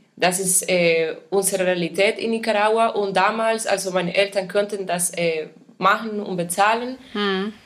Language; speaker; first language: German; non-native, fluent; Spanish